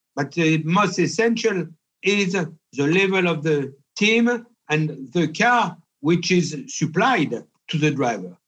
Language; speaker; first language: English; non-native, fluent; French